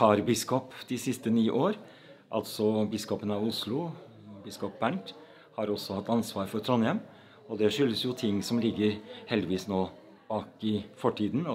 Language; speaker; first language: Norwegian; native; Norwegian